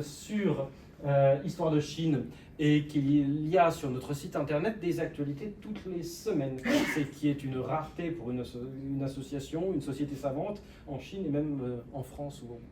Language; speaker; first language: French; native; French